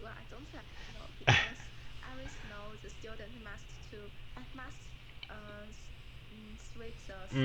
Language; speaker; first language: English; non-native, learner; Chinese